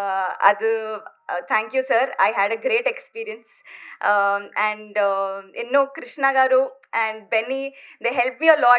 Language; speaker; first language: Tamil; non-native, learner; Telugu